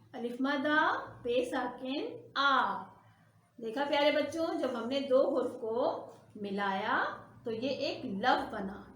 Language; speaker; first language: Hindi; non-native, local second language; Punjabi